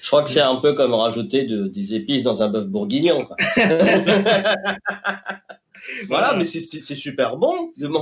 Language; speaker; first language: French; native; French